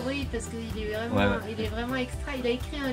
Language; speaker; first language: French; native; French